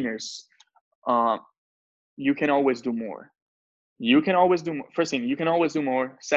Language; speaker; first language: English; non-native, fluent; Italian